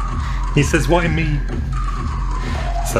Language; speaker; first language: English; native; English